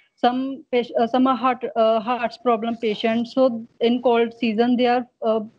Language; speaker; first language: English; non-native, local second language; Punjabi